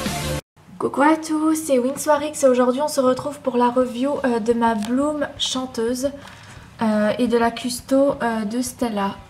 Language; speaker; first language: French; native; French